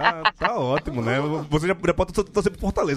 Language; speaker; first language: Portuguese; native; Portuguese